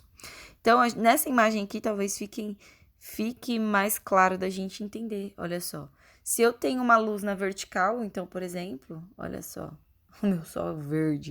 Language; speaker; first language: Portuguese; native; Portuguese